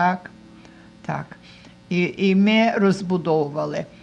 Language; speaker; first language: Ukrainian; early bilingual, heritage; Ukrainian